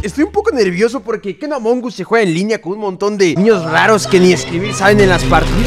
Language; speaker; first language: Spanish; native; Spanish